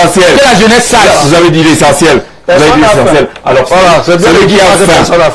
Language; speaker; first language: French; native; French